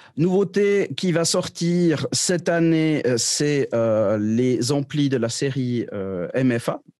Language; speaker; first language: French; native; French